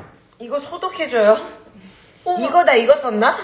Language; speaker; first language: Korean; early bilingual, heritage; Korean